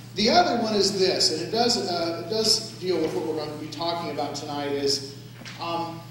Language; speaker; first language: English; native; English